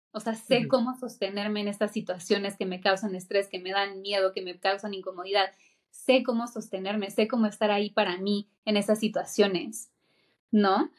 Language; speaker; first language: Spanish; native; Spanish